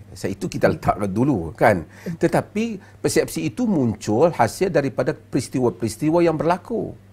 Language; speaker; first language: Malay; native; Malay